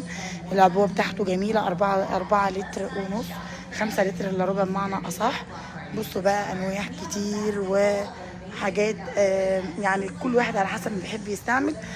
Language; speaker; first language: Arabic; native; Arabic